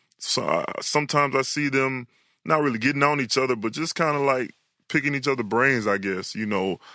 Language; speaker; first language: English; native; English